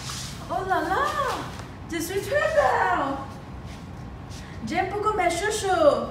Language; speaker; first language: French; non-native, learner; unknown